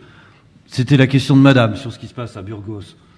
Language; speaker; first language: French; native; French